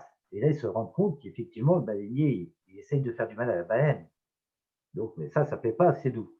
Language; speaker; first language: French; native; French